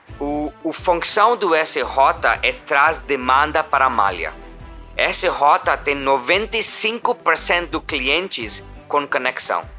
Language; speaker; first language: Portuguese; non-native, learner; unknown